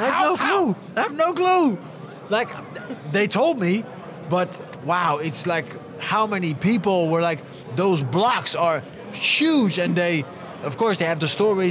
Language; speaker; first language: English; non-native, fluent; Dutch